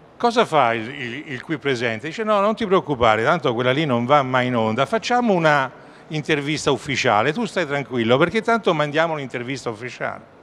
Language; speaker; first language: Italian; native; Italian